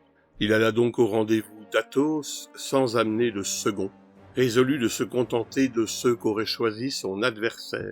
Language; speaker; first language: French; native; French